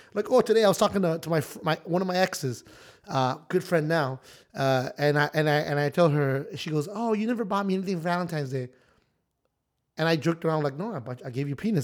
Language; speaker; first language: English; early bilingual, other home language; Spanish